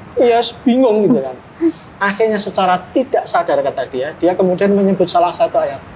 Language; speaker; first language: Indonesian; native; Indonesian